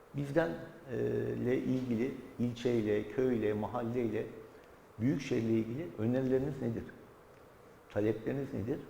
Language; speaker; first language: Turkish; native; Turkish